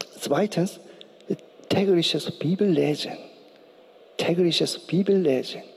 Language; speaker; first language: German; non-native, learner; Korean